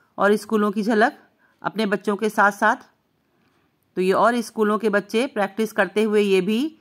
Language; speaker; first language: Hindi; native; Hindi